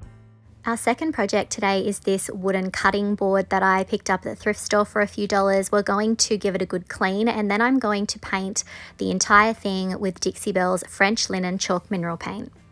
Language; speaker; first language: English; native; English